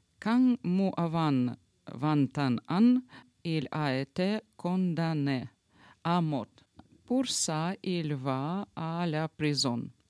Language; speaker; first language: French; non-native, learner; Ukrainian